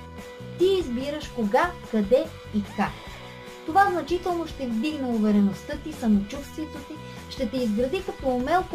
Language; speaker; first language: Bulgarian; native; Bulgarian